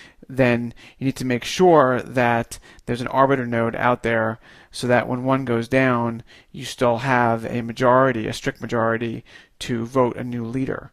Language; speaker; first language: English; native; English